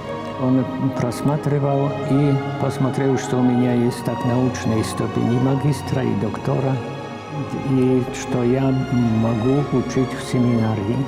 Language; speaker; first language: Russian; non-native, fluent; Polish